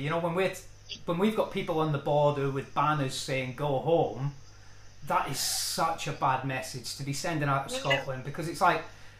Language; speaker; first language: English; native; English